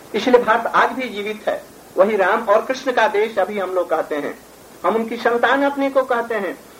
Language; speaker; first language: Hindi; native; Hindi